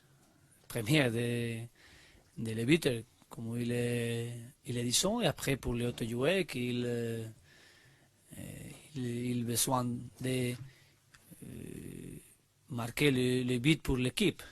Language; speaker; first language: French; non-native, learner; Spanish